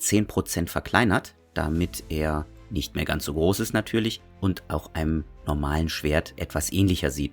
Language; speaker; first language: German; native; German